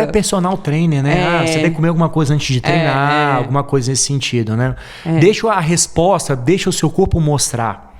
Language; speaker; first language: Portuguese; native; Portuguese